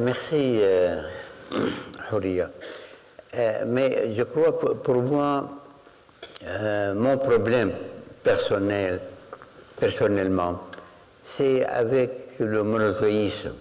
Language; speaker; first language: French; non-native, fluent; Arabic